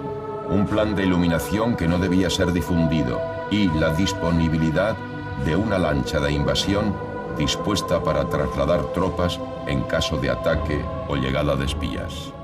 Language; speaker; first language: Spanish; native; Spanish